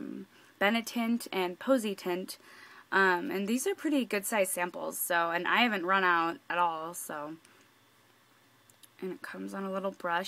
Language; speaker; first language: English; native; English